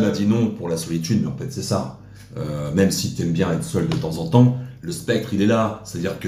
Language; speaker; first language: French; native; French